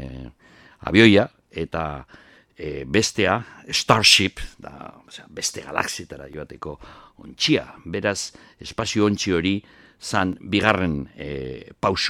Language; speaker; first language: Basque; native; Basque